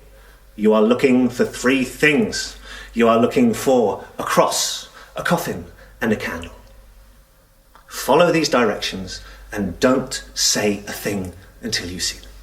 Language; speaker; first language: English; native; English